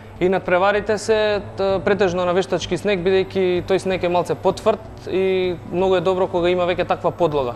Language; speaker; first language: Macedonian; native; Macedonian